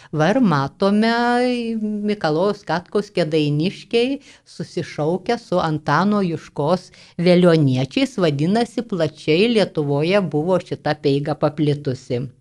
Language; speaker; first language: Lithuanian; native; Lithuanian